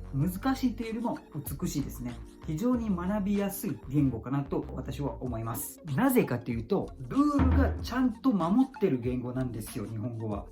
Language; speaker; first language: Japanese; non-native, fluent; Malay